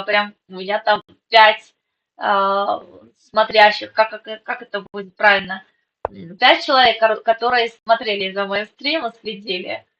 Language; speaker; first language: Russian; non-native, local second language; Armenian